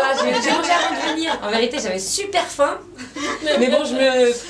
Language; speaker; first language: French; native; French